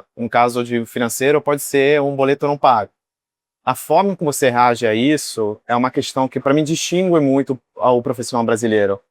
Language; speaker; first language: Portuguese; non-native, fluent; Italian